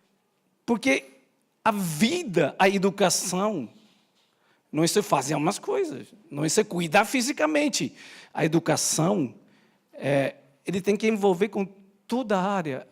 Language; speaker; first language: Portuguese; native; Portuguese